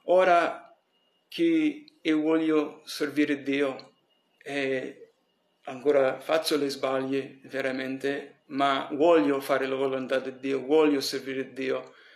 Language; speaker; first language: Italian; early bilingual, heritage; English